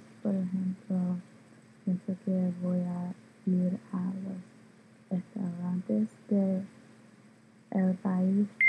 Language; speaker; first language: Spanish; non-native, learner; English